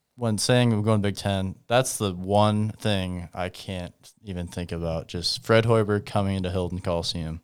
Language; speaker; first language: English; native; English